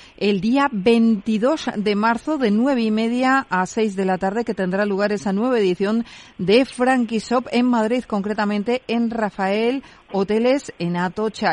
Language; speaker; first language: Spanish; native; Spanish